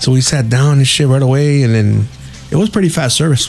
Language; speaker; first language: English; early bilingual, other home language; Spanish